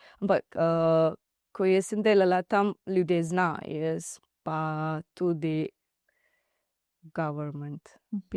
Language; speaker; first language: Slovenian; non-native, learner; Divehi